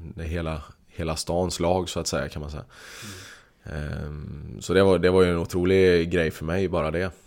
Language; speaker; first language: Swedish; native; Swedish